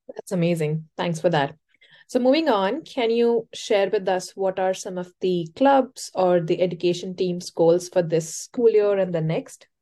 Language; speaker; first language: English; non-native, local second language; Hindi